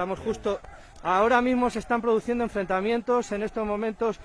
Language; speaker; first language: Spanish; native; Spanish